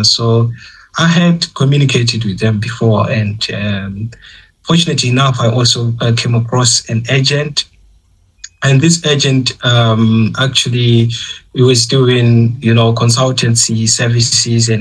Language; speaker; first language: English; non-native, local second language; Shona